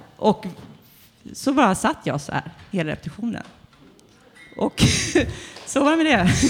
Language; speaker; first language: Swedish; native; Swedish